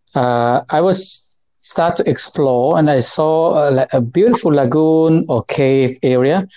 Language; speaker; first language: English; non-native, learner; Lao